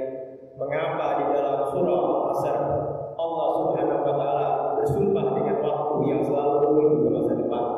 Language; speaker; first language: Indonesian; native; Indonesian